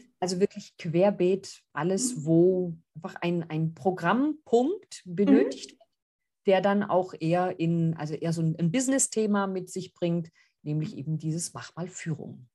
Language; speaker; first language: German; early bilingual, other home language; Greek